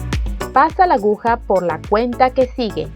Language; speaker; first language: Spanish; native; Spanish